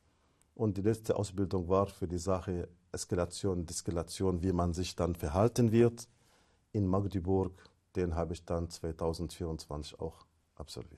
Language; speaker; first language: German; non-native, fluent; Arabic